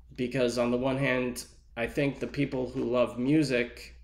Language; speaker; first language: English; native; English